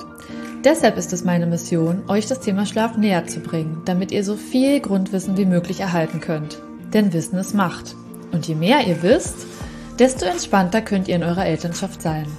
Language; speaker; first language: German; native; German